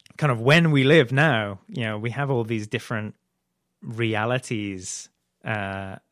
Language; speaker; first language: English; native; English